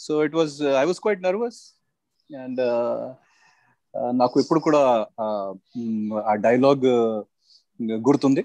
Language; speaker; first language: Telugu; non-native, local second language; Hindi